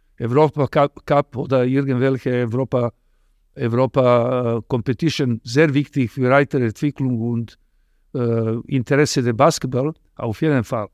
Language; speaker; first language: German; non-native, fluent; Serbian